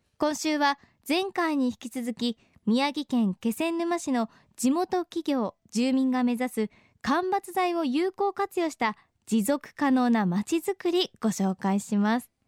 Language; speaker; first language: Japanese; native; Japanese